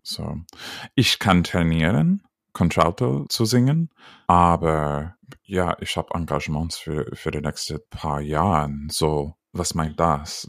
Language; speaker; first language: German; non-native, learner; English